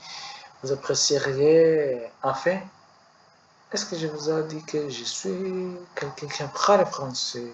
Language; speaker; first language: French; non-native, learner; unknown